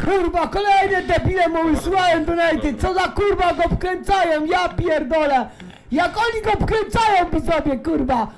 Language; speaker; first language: Polish; native; Polish